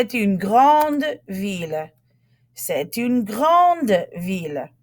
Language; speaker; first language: French; non-native, fluent; English